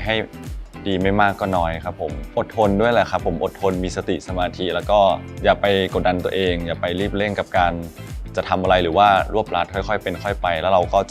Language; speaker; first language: Thai; native; Thai